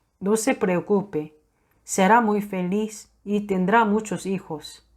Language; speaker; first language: Spanish; non-native, fluent; Korean